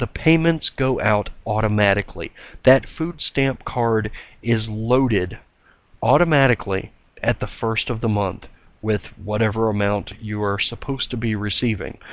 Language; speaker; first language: English; native; English